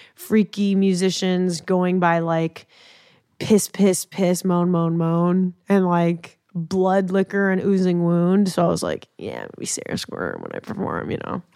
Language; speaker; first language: English; native; English